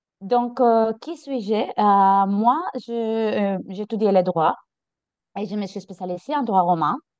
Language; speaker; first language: French; non-native, fluent; Spanish